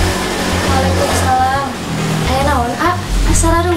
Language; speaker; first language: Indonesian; non-native, local second language; Sundanese